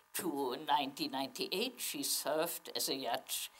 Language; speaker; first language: English; non-native, fluent; German